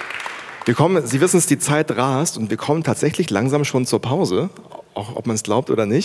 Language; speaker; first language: German; native; German